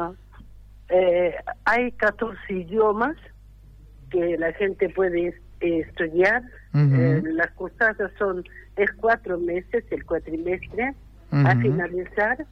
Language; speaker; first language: Spanish; non-native, fluent; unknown